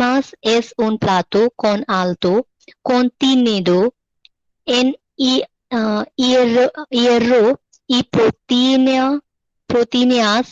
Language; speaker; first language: Spanish; non-native, learner; Hindi